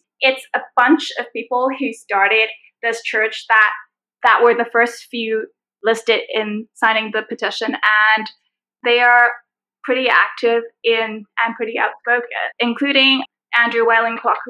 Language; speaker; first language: English; non-native, local second language; Cantonese